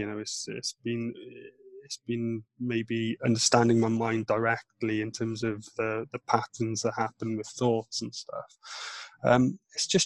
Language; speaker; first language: English; non-native, local second language; Welsh